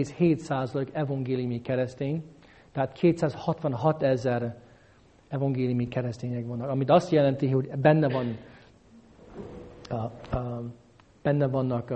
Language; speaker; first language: Hungarian; non-native, fluent; English